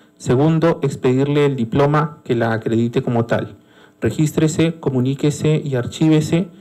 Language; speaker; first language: Spanish; native; Spanish